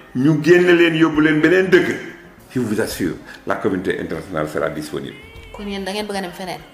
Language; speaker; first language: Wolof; non-native, local second language; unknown